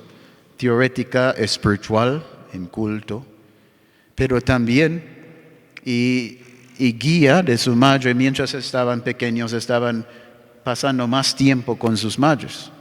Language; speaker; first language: Spanish; non-native, fluent; English